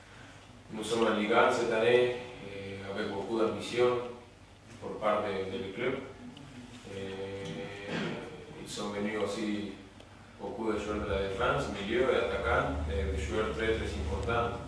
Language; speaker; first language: French; non-native, learner; Spanish